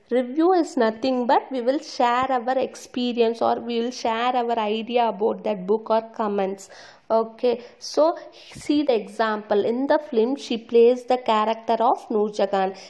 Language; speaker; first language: English; non-native, local second language; Tamil